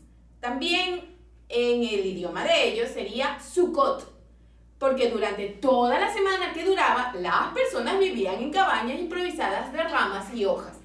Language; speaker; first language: Spanish; native; Spanish